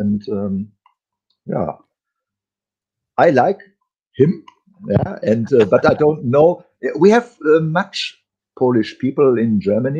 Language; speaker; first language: English; non-native, fluent; German